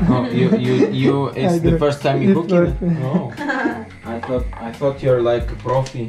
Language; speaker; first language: English; non-native, learner; Russian